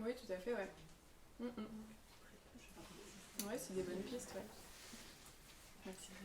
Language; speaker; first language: French; native; French